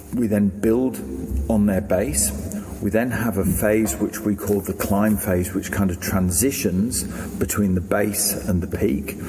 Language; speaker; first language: English; native; English